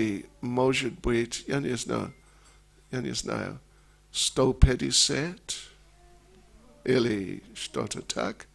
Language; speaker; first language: Russian; non-native, learner; English